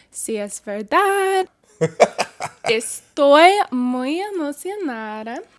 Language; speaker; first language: Spanish; non-native, learner; English